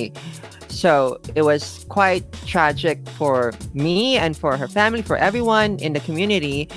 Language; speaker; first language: English; non-native, local second language; Filipino